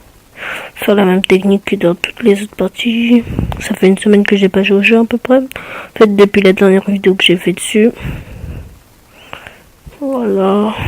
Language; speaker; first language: French; native; French